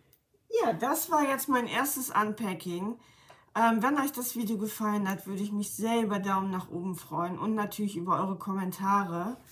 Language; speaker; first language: German; native; German